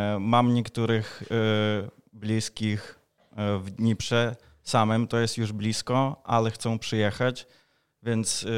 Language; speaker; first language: Polish; non-native, fluent; Ukrainian